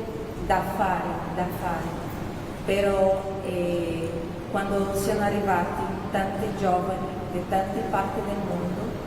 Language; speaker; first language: Italian; non-native, fluent; Portuguese